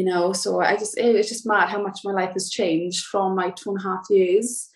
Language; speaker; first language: English; native; English